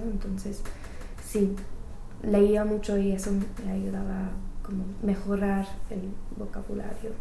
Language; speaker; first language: Spanish; non-native, learner; English